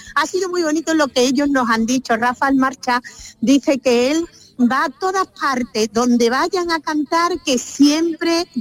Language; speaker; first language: Spanish; native; Spanish